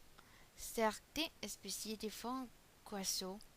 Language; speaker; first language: French; non-native, learner; Spanish